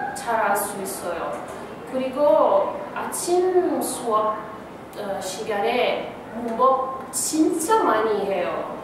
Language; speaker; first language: Korean; non-native, learner; Italian